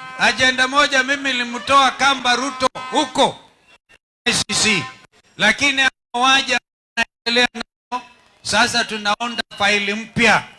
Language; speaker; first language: Swahili; non-native, local second language; Kamba